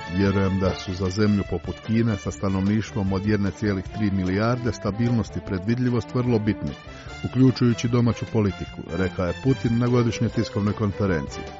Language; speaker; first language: Croatian; native; Croatian